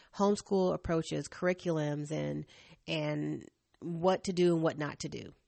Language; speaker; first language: English; native; English